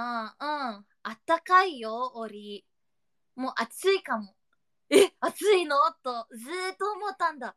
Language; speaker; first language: Japanese; non-native, learner; Indonesian